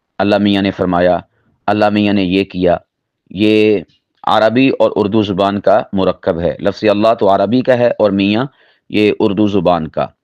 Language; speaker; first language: Urdu; non-native, local second language; Punjabi